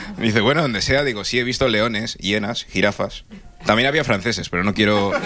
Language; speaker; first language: Spanish; early bilingual, other home language; English